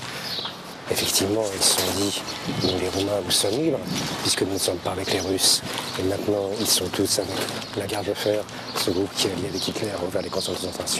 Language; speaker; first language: French; native; French